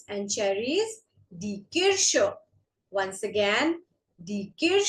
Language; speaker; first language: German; non-native, fluent; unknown